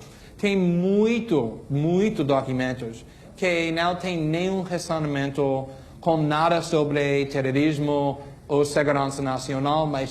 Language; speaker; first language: Portuguese; non-native, fluent; English